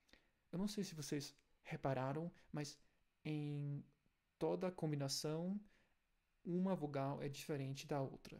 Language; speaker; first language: Portuguese; non-native, fluent; German